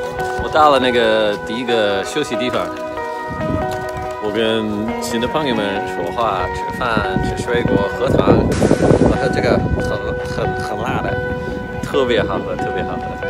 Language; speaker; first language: Chinese; non-native, learner; English